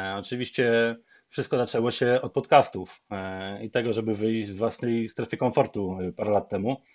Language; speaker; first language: Polish; native; Polish